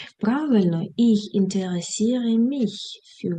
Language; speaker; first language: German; non-native, fluent; Ukrainian